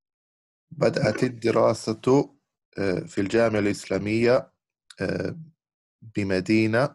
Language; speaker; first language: Arabic; non-native, learner; English